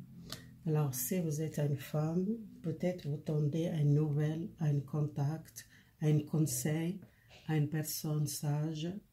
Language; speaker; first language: French; non-native, learner; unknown